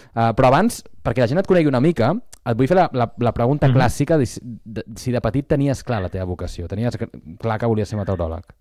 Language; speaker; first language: Catalan; native; Catalan